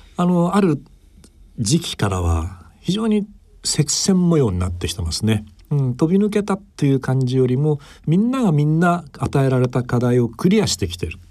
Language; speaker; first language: Japanese; native; Japanese